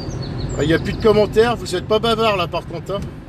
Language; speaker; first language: French; native; French